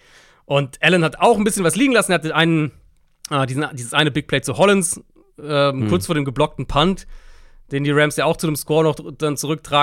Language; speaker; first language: German; native; German